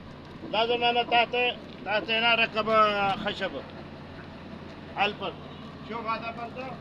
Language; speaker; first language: Arabic; non-native, learner; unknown